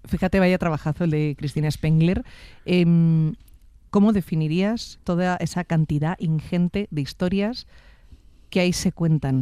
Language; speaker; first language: Spanish; native; Spanish